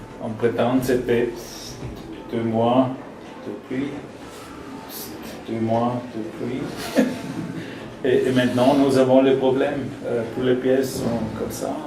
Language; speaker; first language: French; non-native, learner; German